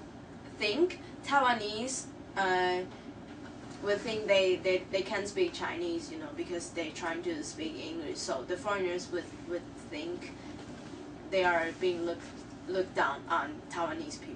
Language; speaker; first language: English; non-native, local second language; Chinese